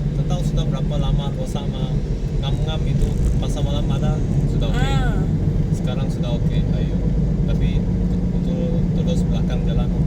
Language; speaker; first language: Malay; non-native, local second language; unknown